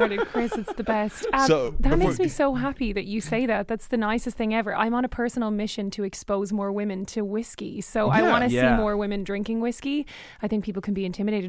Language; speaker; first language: English; native; English